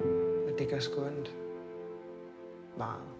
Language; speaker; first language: Danish; native; Danish